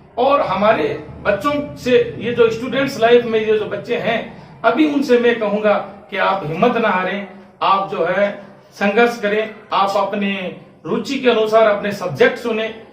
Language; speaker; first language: Hindi; native; Hindi